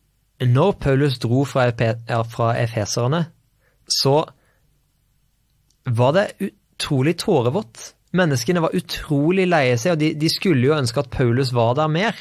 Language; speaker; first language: Norwegian; native; Norwegian